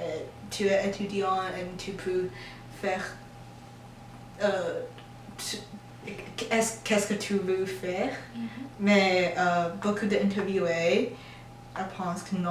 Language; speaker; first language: French; non-native, learner; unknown